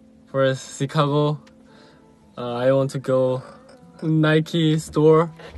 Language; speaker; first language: English; non-native, learner; Korean